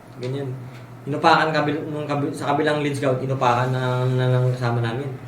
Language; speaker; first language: Filipino; native; Filipino